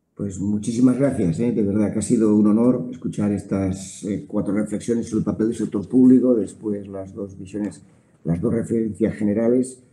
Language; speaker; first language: Spanish; native; Spanish